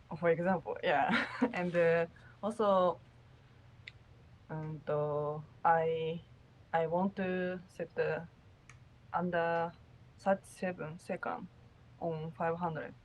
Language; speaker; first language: English; non-native, learner; Japanese